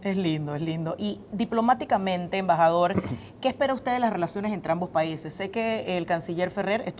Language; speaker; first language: Spanish; native; Spanish